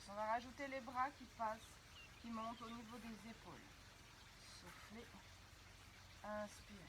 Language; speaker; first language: French; native; French